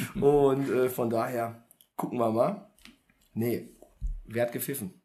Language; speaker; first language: German; native; German